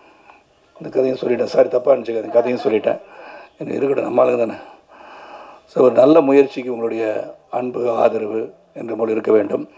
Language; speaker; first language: Tamil; native; Tamil